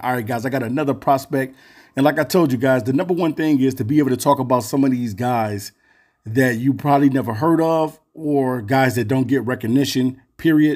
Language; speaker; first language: English; native; English